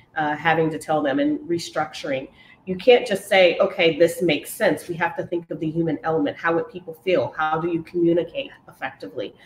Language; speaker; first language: English; native; English